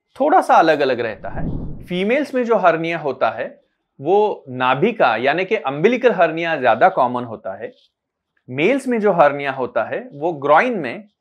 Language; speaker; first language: Hindi; non-native, local second language; Marathi